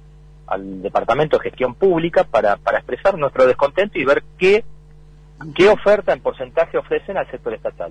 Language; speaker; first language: Spanish; native; Spanish